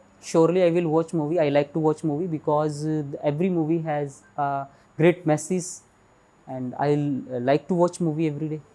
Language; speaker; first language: English; non-native, local second language; Hindi